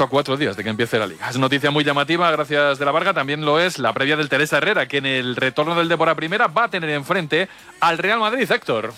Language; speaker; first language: Spanish; native; Spanish